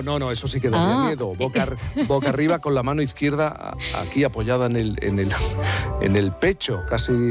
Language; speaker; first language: Spanish; native; Spanish